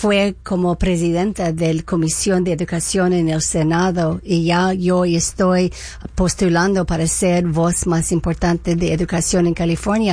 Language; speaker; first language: Spanish; early bilingual, heritage; Spanish